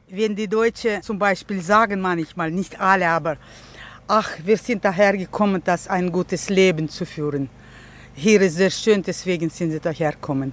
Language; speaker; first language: German; early bilingual, heritage; German